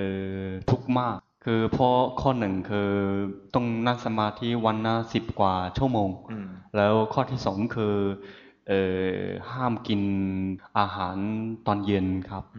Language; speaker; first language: Thai; non-native, fluent; Chinese